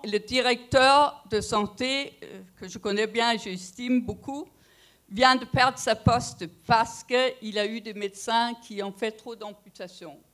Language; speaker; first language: French; non-native, fluent; Danish